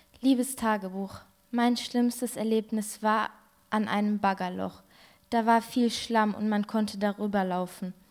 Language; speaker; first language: German; early bilingual, other home language; Turkish